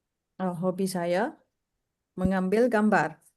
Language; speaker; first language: Indonesian; non-native, learner; Malay